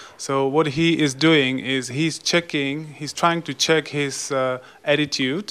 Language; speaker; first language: English; non-native, fluent; Czech